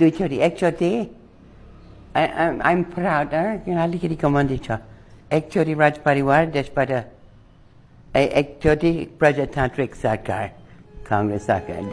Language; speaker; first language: Nepali; non-native, learner; English